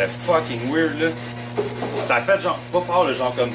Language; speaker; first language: French; native; French